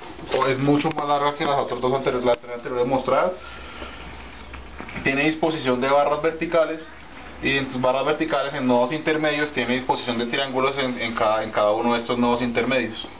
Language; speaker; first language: Spanish; native; Spanish